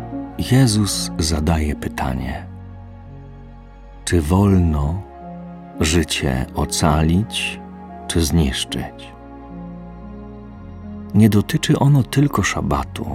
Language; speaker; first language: Polish; native; Polish